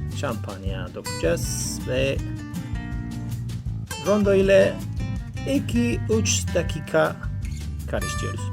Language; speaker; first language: Turkish; non-native, learner; Spanish